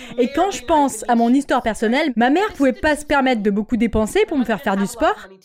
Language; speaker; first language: French; non-native, local second language; English